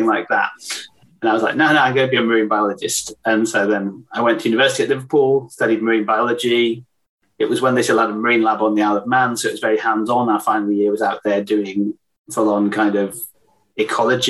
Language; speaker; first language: English; native; English